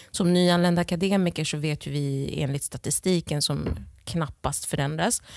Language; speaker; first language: Swedish; early bilingual, other home language; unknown